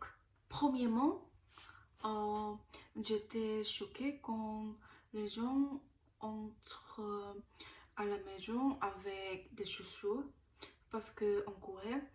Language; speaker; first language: French; non-native, learner; Korean